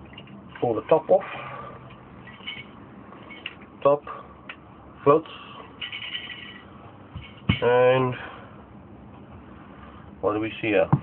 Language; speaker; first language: English; native; English